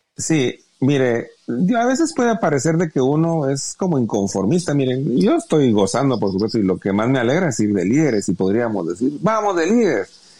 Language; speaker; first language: Spanish; native; Spanish